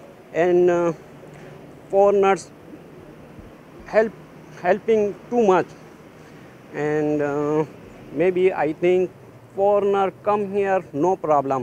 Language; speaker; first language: English; non-native, learner; Korean